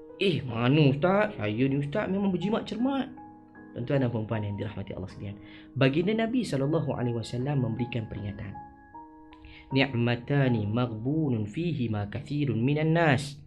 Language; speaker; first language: Malay; native; Malay